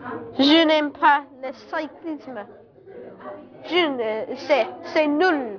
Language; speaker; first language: French; non-native, learner; English